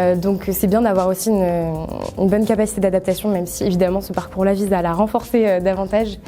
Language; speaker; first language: French; native; French